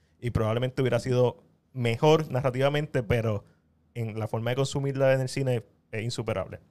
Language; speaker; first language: Spanish; native; Spanish